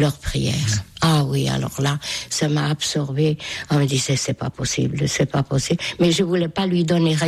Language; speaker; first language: French; non-native, fluent; Hungarian